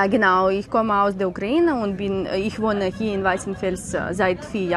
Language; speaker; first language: German; non-native, learner; Ukrainian